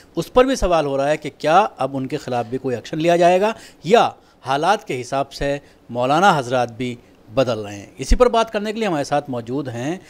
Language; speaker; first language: Urdu; native; Urdu